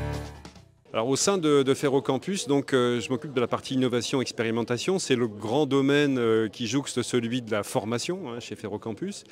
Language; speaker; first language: French; native; French